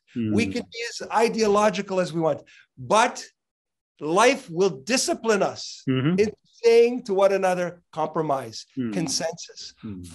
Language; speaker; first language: English; native; English